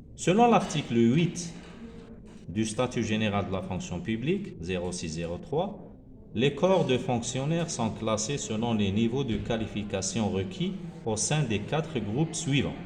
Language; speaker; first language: French; non-native, local second language; Arabic